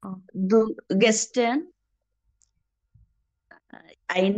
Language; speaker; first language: German; non-native, learner; Bangla